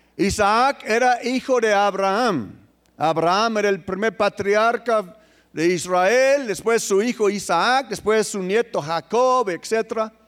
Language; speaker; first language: Spanish; non-native, fluent; English